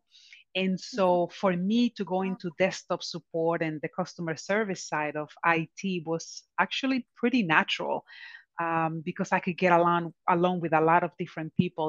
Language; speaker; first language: English; non-native, fluent; Spanish